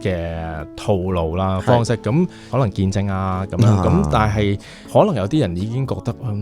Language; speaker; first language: Cantonese; native; Cantonese